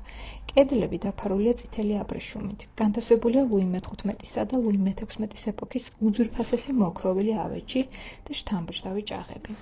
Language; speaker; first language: Georgian; native; Georgian